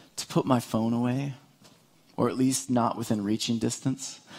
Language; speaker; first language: English; native; English